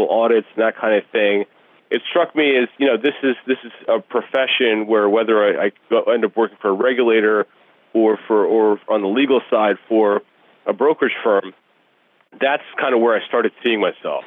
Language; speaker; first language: English; early bilingual, other home language; Russian